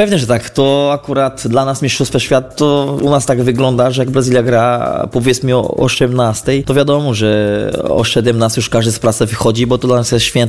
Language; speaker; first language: Polish; non-native, fluent; Portuguese